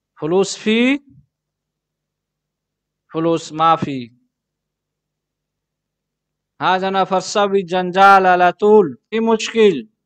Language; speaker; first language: Arabic; non-native, learner; Urdu